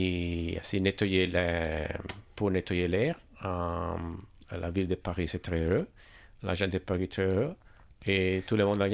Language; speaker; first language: French; non-native, learner; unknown